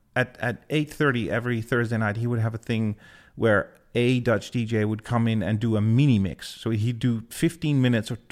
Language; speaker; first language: English; non-native, fluent; Dutch